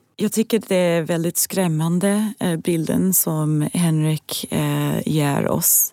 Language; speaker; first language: Swedish; non-native, fluent; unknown